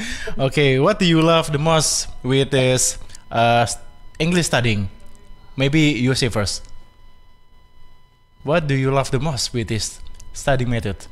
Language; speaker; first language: English; non-native, fluent; Indonesian